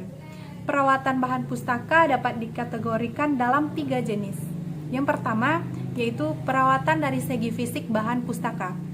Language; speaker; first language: Indonesian; native; Indonesian